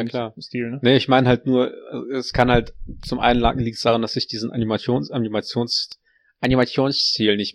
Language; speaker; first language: German; native; German